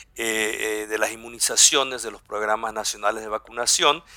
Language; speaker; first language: Spanish; non-native, local second language; German